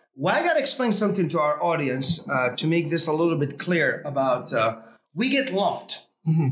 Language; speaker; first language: English; early bilingual, other home language; Arabic